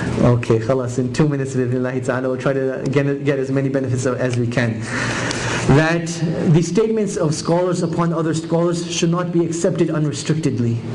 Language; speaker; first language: English; native; English